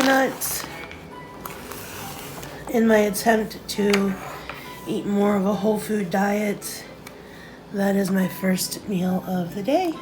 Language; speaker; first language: English; native; English